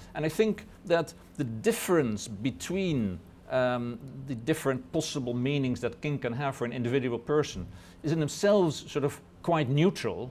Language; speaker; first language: English; non-native, fluent; Dutch